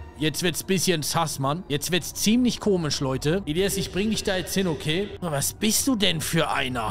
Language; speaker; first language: German; native; German